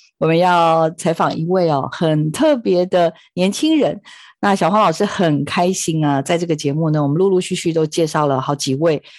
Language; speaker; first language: Chinese; native; Chinese